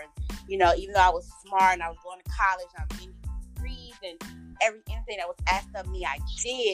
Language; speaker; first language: English; native; English